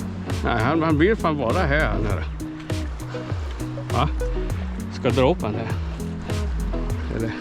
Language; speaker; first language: Swedish; non-native, fluent; Vietnamese